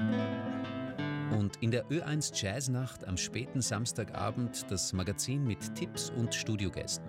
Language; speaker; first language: German; native; German